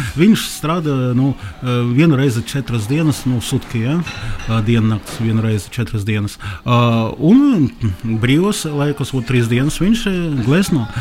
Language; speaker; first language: Latvian; non-native, local second language; Russian